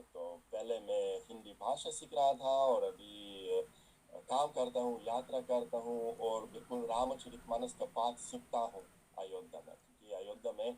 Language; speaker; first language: Hindi; non-native, fluent; Russian